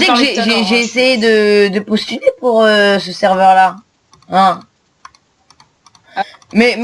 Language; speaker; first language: French; native; French